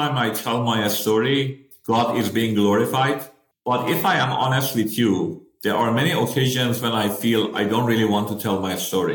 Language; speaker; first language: English; non-native, fluent; Persian